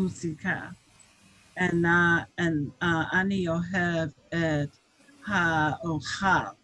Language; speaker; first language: Hebrew; non-native, learner; English